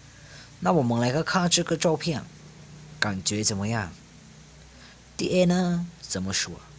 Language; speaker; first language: Chinese; non-native, fluent; Lao